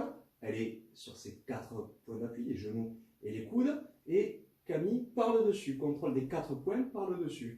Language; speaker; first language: French; native; French